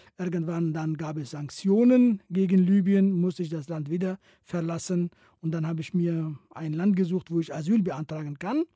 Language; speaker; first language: German; non-native, fluent; Kurdish